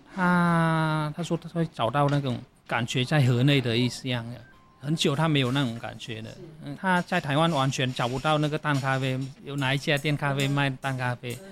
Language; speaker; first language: Chinese; non-native, fluent; Vietnamese